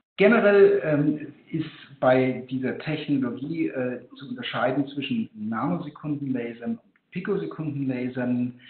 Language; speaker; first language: German; native; German